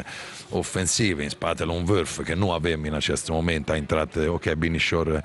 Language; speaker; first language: Romanian; non-native, fluent; Italian